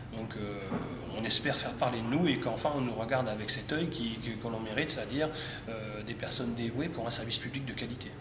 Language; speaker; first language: French; native; French